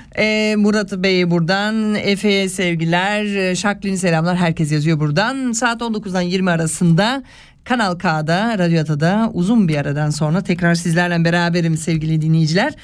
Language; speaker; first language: Turkish; early bilingual, heritage; Turkish